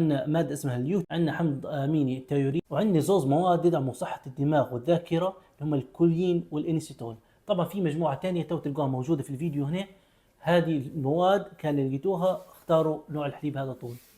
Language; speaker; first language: Arabic; native; Arabic